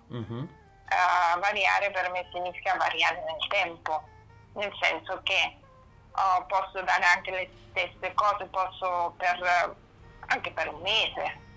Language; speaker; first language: Italian; non-native, fluent; German